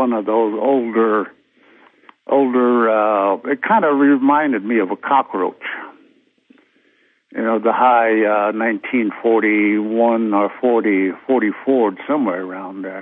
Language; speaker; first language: English; early bilingual, other home language; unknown